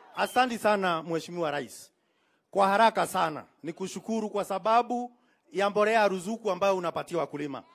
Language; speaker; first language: Swahili; non-native, local second language; Kikuyu